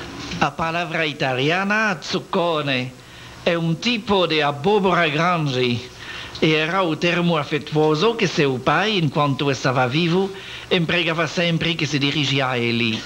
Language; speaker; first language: Portuguese; non-native, learner; French